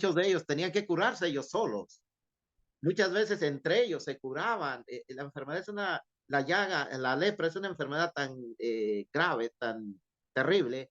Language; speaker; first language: Spanish; native; Spanish